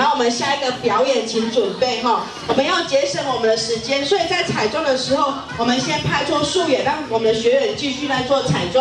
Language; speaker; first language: Chinese; native; Chinese